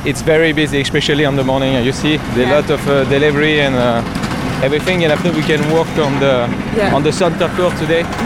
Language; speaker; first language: English; non-native, learner; French